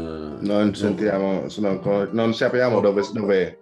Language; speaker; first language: Italian; non-native, fluent; Indonesian